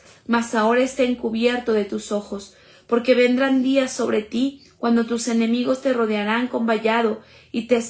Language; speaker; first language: Spanish; native; Spanish